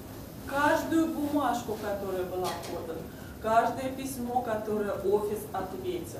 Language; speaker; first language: Russian; native; Russian